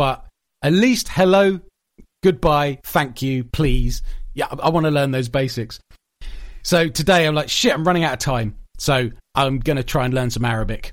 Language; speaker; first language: English; native; English